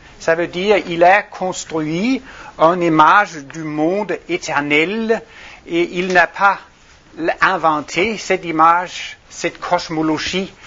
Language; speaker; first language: French; non-native, fluent; Danish